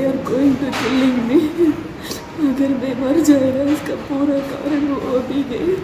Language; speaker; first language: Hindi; non-native, local second language; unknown